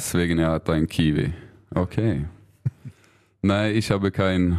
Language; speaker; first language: German; non-native, learner; Swedish